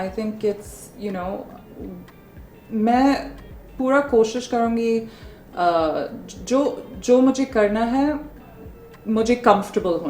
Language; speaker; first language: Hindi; non-native, local second language; English